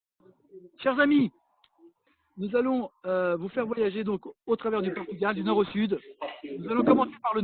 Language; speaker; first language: French; native; French